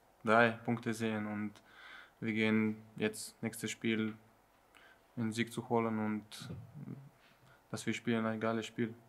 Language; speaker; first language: German; non-native, learner; Slovenian